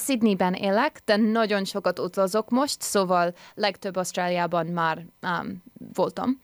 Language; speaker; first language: Hungarian; early bilingual, heritage; Hungarian